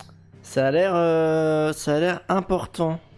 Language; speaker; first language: French; native; French